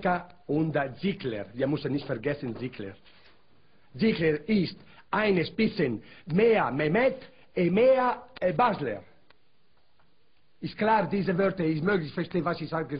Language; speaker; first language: German; non-native, learner; Italian